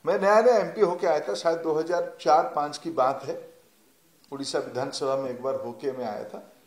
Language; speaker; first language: Hindi; non-native, local second language; Odia